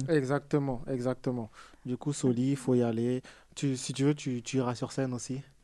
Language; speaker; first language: French; native; French